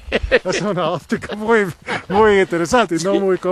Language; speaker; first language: Spanish; non-native, learner; English